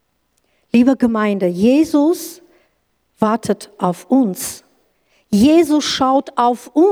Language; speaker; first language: German; non-native, learner; Kurdish